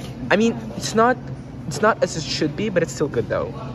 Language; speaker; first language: English; non-native, fluent; Kazakh